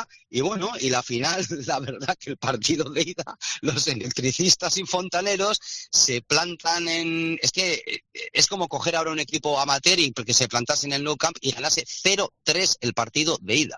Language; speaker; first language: Spanish; native; Spanish